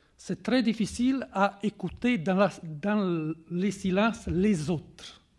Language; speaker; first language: French; non-native, fluent; Italian